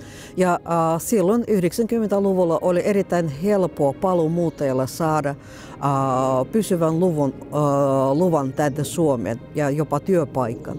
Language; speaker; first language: Finnish; non-native, fluent; Russian